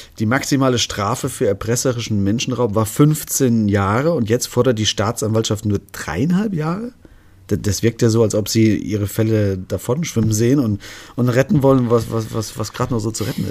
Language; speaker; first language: German; native; German